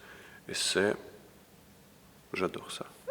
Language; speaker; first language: French; non-native, fluent; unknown